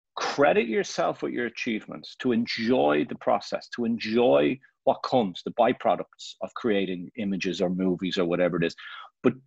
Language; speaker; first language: English; native; English